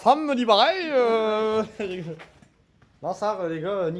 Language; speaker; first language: French; native; French